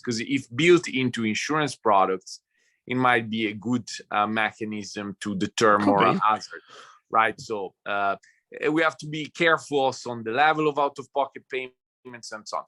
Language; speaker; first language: English; non-native, fluent; Italian